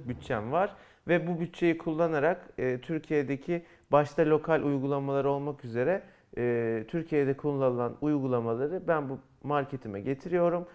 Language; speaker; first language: Turkish; native; Turkish